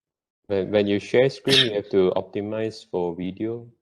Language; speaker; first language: English; non-native, local second language; Malay